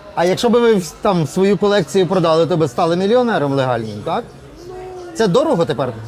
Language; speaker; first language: Ukrainian; native; Ukrainian